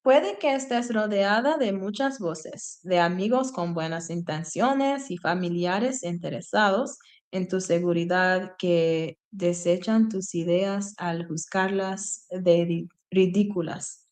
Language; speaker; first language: Spanish; non-native, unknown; English